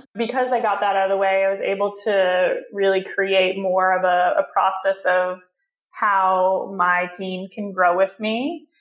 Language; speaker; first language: English; early bilingual, other home language; Hebrew